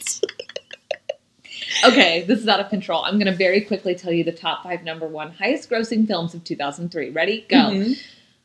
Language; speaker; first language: English; native; English